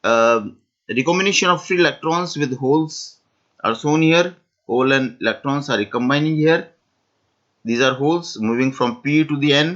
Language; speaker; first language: English; non-native, local second language; Hindi